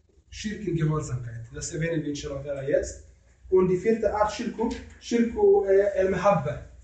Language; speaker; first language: German; non-native, fluent; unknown